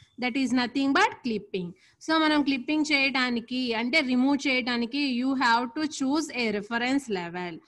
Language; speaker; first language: English; non-native, local second language; Telugu